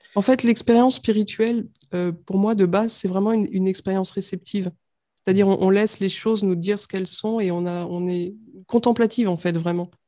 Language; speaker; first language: French; native; French